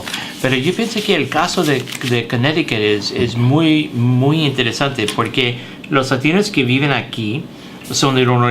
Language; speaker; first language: Spanish; early bilingual, heritage; English